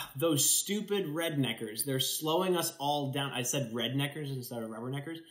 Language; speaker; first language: English; native; English